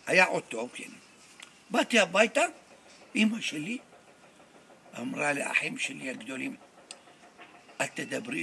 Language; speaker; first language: Hebrew; non-native, fluent; Arabic